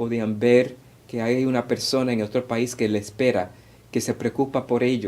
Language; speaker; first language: Spanish; early bilingual, heritage; Spanish